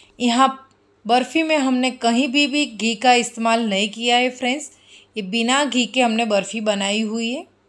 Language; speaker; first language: Hindi; non-native, local second language; Gujarati